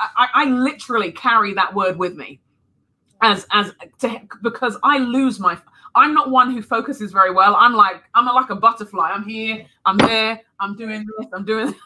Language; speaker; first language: English; native; English